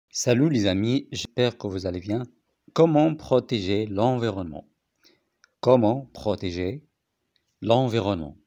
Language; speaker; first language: French; non-native, local second language; Arabic